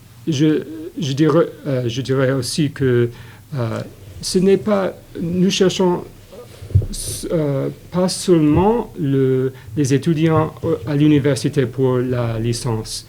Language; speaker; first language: French; non-native, fluent; English